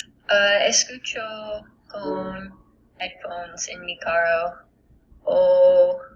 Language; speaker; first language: Spanish; non-native, learner; English